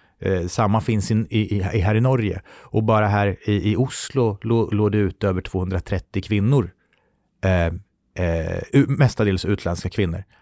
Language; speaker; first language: Swedish; native; Swedish